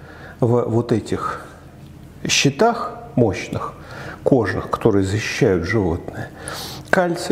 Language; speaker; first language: Russian; native; Russian